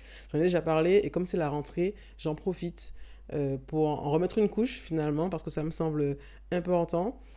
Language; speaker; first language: French; native; French